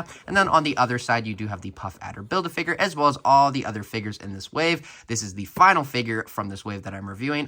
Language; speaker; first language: English; native; English